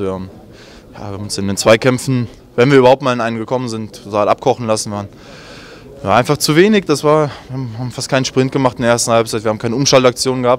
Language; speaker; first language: German; native; German